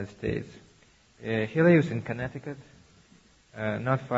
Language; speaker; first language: English; non-native, learner; Russian